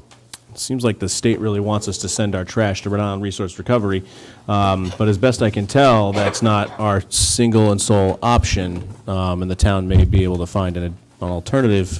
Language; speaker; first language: English; native; English